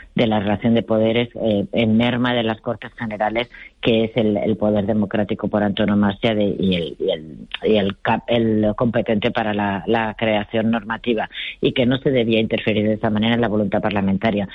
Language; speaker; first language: Spanish; native; Spanish